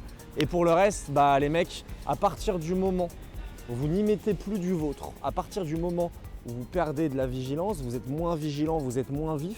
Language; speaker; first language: French; native; French